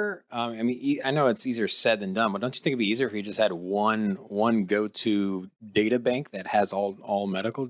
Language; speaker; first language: English; native; English